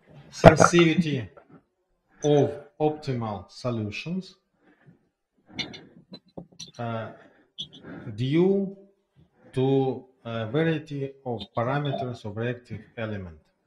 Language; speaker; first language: English; non-native, fluent; Russian